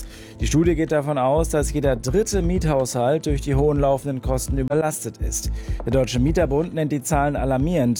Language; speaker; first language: German; native; German